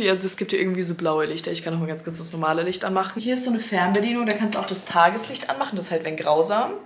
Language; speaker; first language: German; native; German